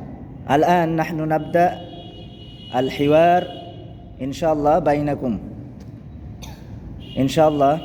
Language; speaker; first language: Arabic; non-native, fluent; Bangla